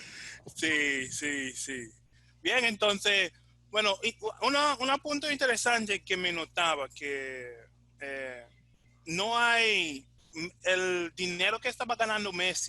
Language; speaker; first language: Spanish; non-native, fluent; English